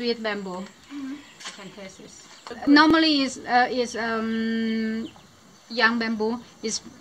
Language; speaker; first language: English; non-native, learner; Thai